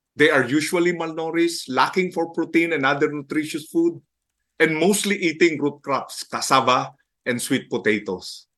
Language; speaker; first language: English; non-native, local second language; Filipino